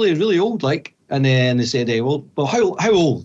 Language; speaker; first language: English; native; English